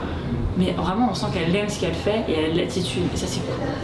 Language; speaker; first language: French; native; French